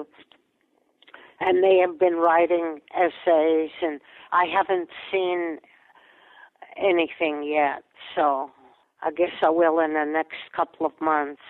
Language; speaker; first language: English; non-native, fluent; Latvian